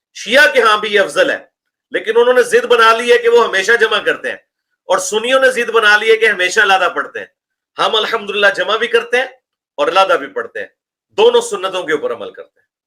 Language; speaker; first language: Urdu; non-native, local second language; Punjabi